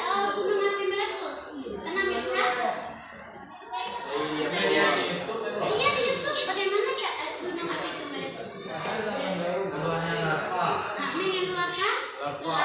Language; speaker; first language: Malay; non-native, local second language; Minangkabau